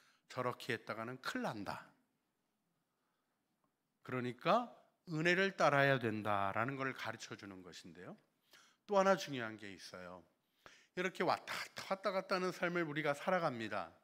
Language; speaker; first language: Korean; native; Korean